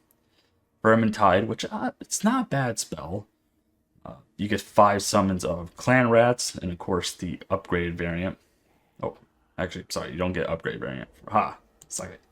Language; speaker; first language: English; native; English